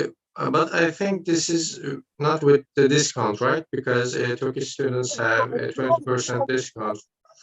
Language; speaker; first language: English; non-native, fluent; Turkish